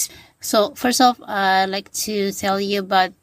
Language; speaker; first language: English; non-native, fluent; Sasak